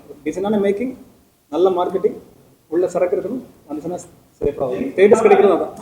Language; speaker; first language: Tamil; native; Tamil